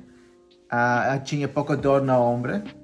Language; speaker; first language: Portuguese; non-native, learner; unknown